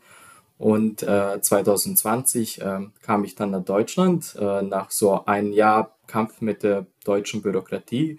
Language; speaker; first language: German; non-native, fluent; Serbian